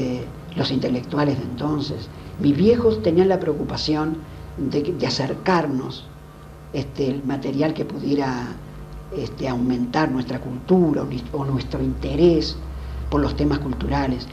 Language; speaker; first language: Spanish; native; Spanish